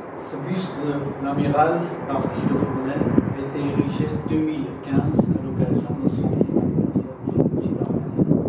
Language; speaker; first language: French; non-native, fluent; Armenian